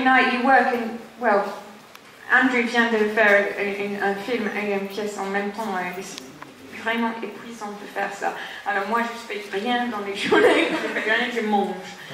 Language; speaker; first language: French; non-native, learner; English